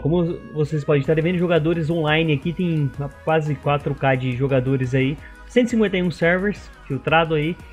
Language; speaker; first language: Portuguese; native; Portuguese